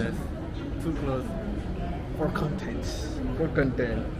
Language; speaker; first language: English; non-native, local second language; Hindi